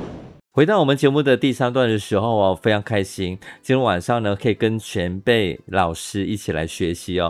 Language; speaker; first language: Chinese; native; Chinese